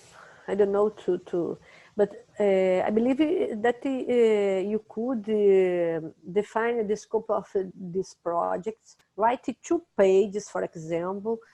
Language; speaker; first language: English; non-native, learner; Portuguese